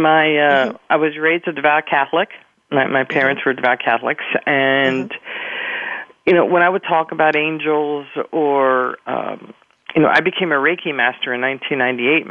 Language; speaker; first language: English; early bilingual, other home language; Spanish